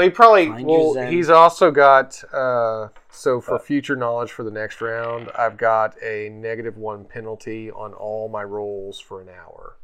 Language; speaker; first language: English; native; English